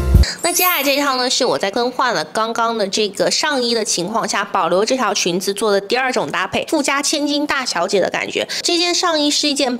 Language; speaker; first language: Chinese; native; Chinese